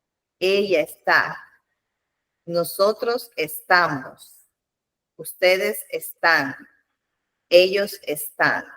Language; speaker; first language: Spanish; non-native, fluent; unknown